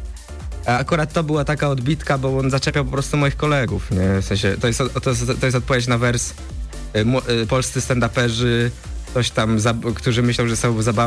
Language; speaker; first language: Polish; native; Polish